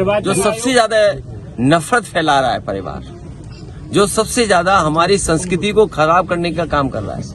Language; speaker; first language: Hindi; native; Hindi